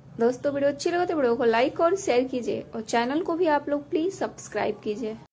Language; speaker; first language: Hindi; native; Hindi